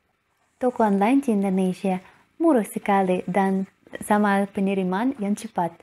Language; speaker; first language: Indonesian; non-native, learner; Russian